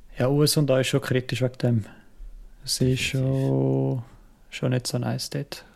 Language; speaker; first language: German; native; German